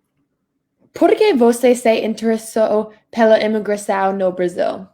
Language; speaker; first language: Portuguese; non-native, learner; English